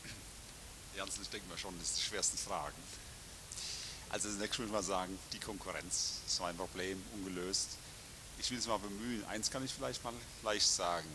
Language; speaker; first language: German; native; German